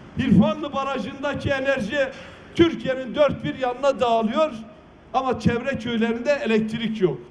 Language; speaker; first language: Turkish; non-native, local second language; Kurdish